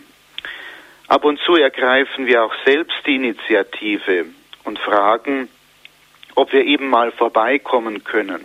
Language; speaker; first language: German; native; German